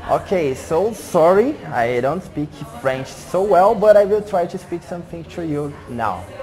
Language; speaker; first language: English; non-native, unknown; Portuguese